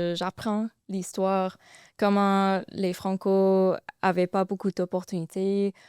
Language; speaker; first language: French; non-native, fluent; English